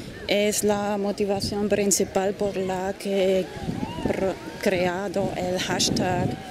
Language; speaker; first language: Spanish; non-native, fluent; German